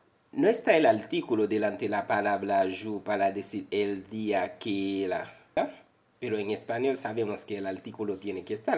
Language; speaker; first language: Spanish; non-native, fluent; Haitian Creole